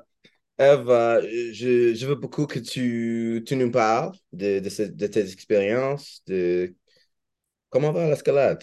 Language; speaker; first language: French; non-native, learner; English